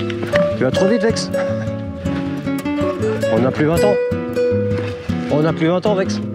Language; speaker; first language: French; native; French